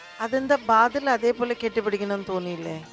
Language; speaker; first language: Malayalam; native; Malayalam